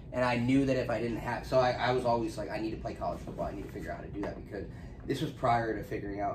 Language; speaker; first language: English; native; English